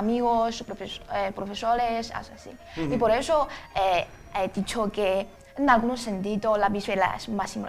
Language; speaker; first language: Spanish; non-native, fluent; Chinese